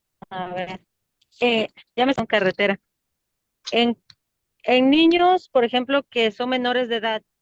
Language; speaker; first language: Spanish; native; Spanish